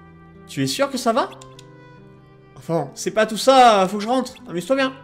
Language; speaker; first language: French; native; French